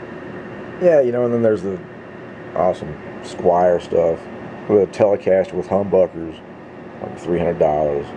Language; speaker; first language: English; native; English